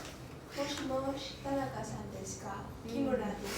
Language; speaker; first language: Japanese; non-native, learner; English